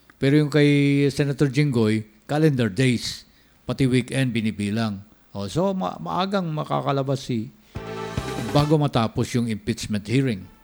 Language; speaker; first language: Filipino; non-native, local second language; Cebuano